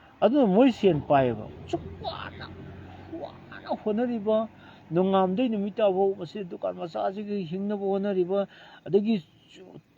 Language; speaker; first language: Manipuri; non-native, local second language; Thado Chin